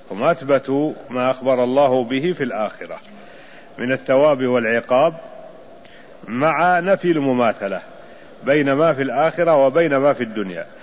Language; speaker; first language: Arabic; native; Arabic